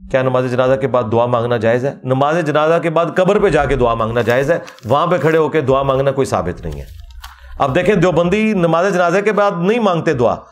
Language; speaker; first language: Urdu; non-native, local second language; Punjabi